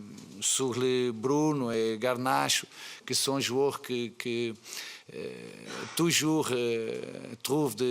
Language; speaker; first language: French; non-native, fluent; Portuguese